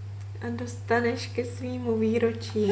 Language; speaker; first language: Czech; native; Czech